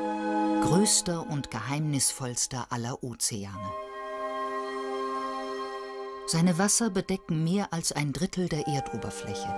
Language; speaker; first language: German; native; German